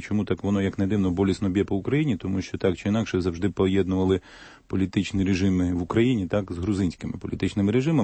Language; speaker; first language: Ukrainian; native; Ukrainian